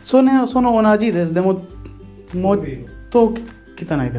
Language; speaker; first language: Japanese; non-native, learner; Hindi